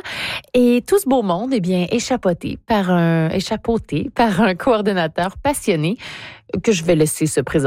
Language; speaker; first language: French; native; French